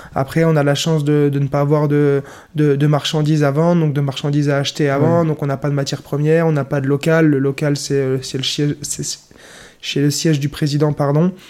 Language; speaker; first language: French; native; French